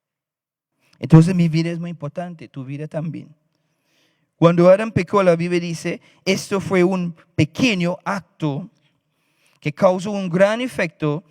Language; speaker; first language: Spanish; non-native, fluent; English